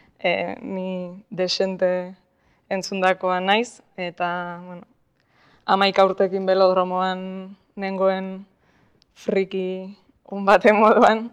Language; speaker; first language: Basque; native; Basque